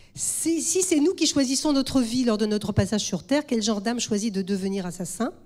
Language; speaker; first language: French; native; French